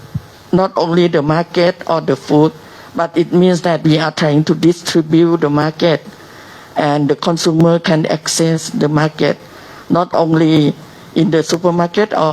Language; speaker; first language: English; non-native, learner; Thai